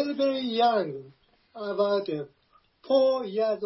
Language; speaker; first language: English; non-native, learner; Japanese